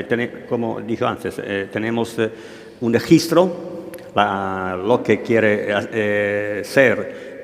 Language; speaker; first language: Spanish; non-native, learner; Italian